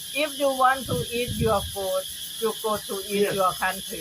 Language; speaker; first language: English; non-native, learner; Thai